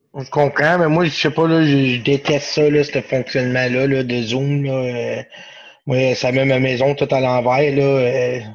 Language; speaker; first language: French; native; French